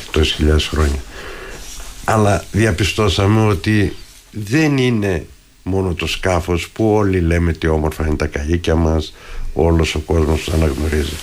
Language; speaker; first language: Greek; native; Greek